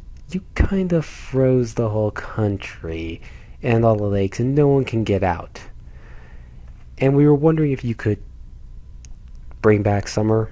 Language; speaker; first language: English; native; English